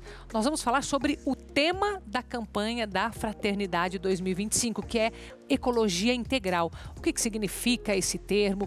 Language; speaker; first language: Portuguese; native; Portuguese